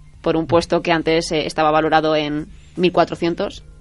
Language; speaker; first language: Spanish; native; Spanish